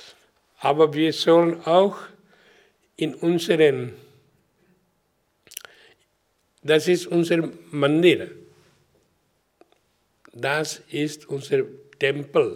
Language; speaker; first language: German; non-native, learner; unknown